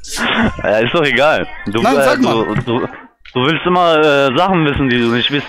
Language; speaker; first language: German; native; German